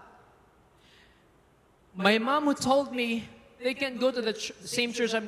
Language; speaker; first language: English; non-native, local second language; Filipino